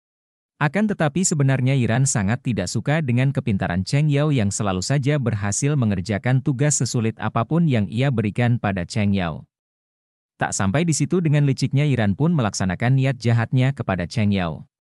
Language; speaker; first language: Indonesian; native; Indonesian